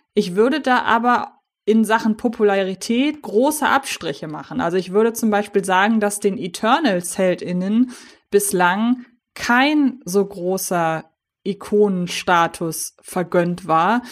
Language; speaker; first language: German; native; German